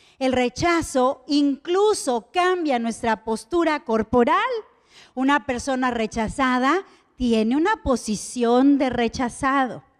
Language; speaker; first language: Spanish; native; Spanish